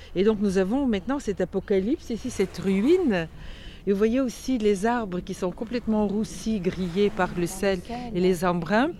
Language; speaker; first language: French; non-native, fluent; Bulgarian